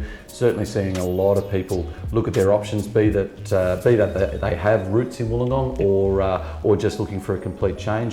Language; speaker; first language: English; native; English